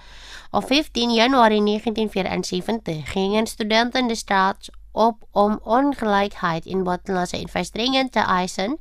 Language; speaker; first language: Dutch; non-native, fluent; Indonesian